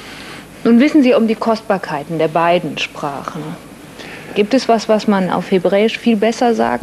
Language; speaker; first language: German; native; German